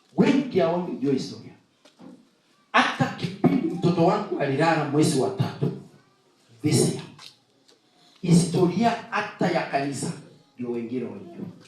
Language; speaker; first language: Swahili; non-native, local second language; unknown